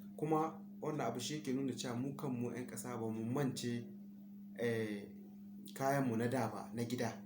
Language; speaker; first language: Hausa; native; Hausa